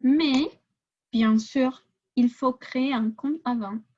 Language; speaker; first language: French; non-native, fluent; English